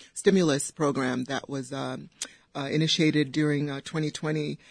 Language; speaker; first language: English; native; English